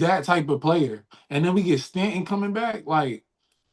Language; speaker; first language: English; native; English